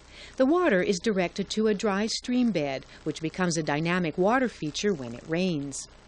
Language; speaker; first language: English; native; English